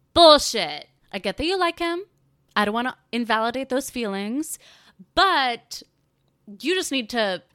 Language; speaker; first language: English; native; English